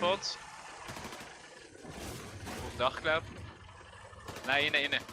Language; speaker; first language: German; native; German